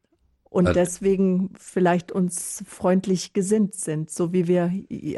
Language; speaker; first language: German; native; German